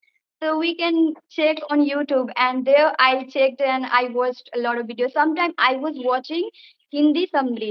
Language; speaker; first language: English; non-native, fluent; Bangla